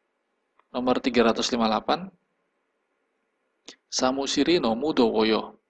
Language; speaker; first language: Korean; non-native, fluent; Indonesian